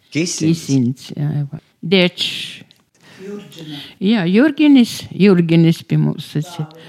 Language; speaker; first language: Latvian; native; Latvian